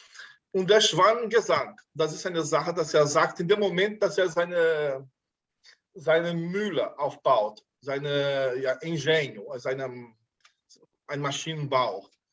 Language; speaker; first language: German; non-native, fluent; Portuguese